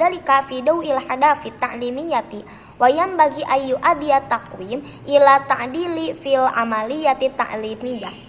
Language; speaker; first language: Arabic; non-native, learner; Indonesian